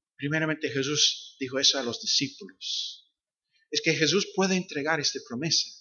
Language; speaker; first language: Spanish; non-native, fluent; English